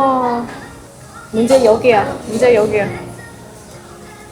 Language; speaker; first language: Korean; non-native, learner; Vietnamese